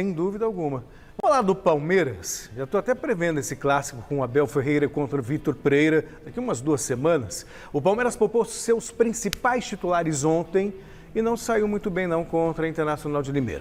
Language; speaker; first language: Portuguese; native; Portuguese